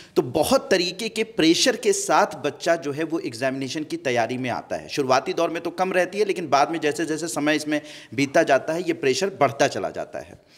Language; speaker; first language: Hindi; native; Hindi